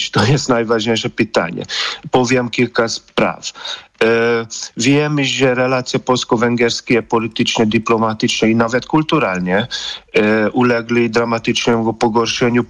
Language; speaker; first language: Polish; non-native, fluent; Hungarian